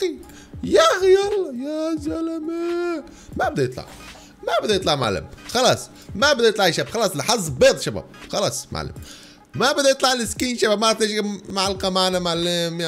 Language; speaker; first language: Arabic; native; Arabic